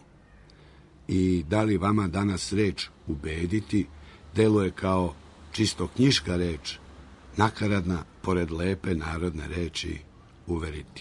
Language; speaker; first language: Serbian; native; Serbian